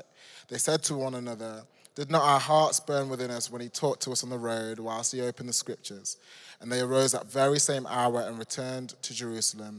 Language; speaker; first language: English; native; English